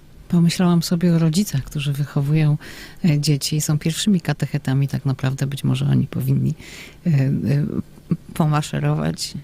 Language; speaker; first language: Polish; native; Polish